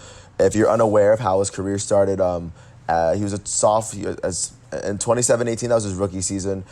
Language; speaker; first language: English; native; English